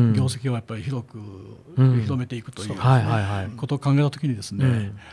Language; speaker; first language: Japanese; native; Japanese